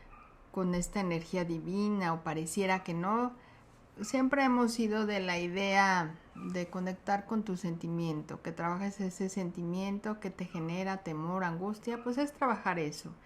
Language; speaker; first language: Spanish; native; Spanish